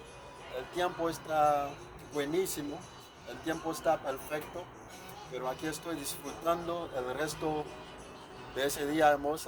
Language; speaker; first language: Spanish; non-native, fluent; Haitian Creole